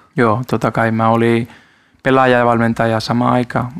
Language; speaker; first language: Finnish; non-native, learner; Spanish